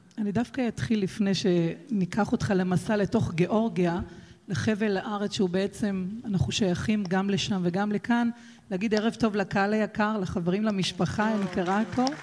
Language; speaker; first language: Hebrew; early bilingual, other home language; Georgian